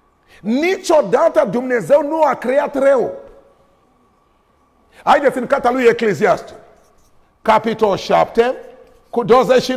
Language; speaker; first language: Romanian; non-native, learner; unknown